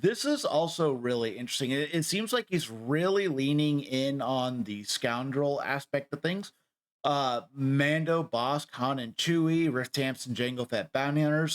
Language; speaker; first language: English; native; English